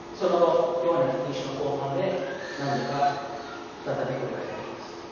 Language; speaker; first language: Japanese; early bilingual, heritage; Japanese